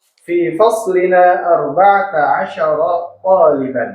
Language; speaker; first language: Arabic; non-native, learner; Indonesian